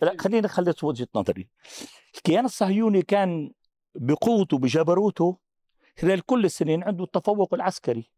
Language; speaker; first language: Arabic; native; Arabic